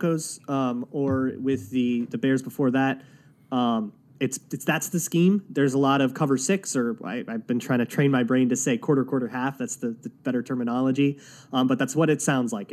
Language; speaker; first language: English; native; English